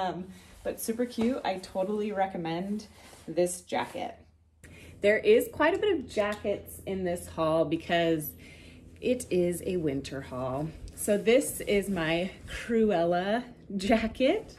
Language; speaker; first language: English; native; English